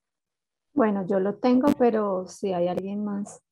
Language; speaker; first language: Spanish; native; Spanish